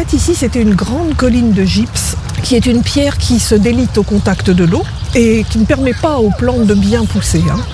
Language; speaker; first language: French; native; French